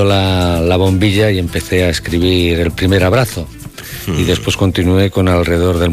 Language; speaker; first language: Spanish; native; Spanish